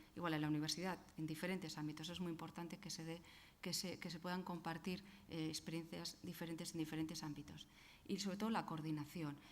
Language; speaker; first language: Spanish; non-native, local second language; Basque